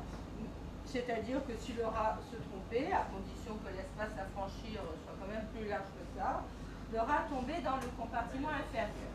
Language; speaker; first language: French; native; French